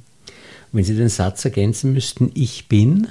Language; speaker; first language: German; native; German